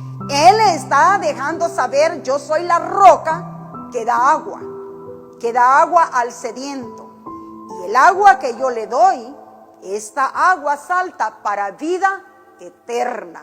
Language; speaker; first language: Spanish; native; Spanish